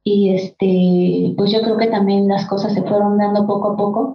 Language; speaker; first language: Spanish; non-native, local second language; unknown